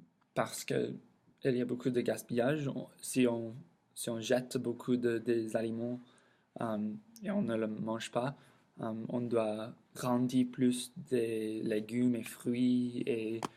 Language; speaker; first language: French; non-native, learner; English